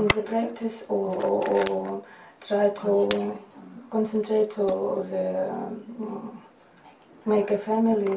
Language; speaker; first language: English; non-native, learner; Russian